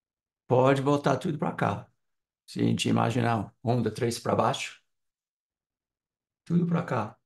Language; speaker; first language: Portuguese; non-native, fluent; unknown